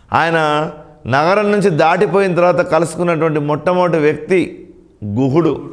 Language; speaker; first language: Telugu; native; Telugu